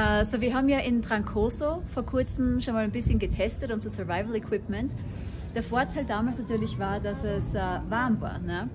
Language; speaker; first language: German; native; German